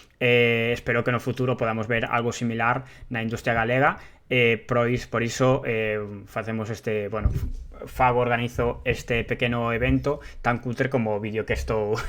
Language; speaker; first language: Galician; non-native, local second language; Spanish